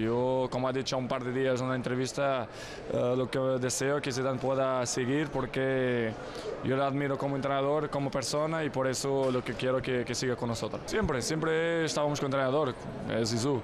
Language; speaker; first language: Spanish; non-native, fluent; Portuguese